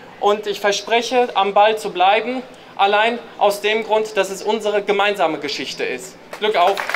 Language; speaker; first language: German; early bilingual, other home language; Greek